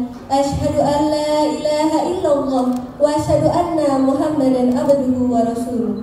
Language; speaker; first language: Arabic; non-native, learner; Indonesian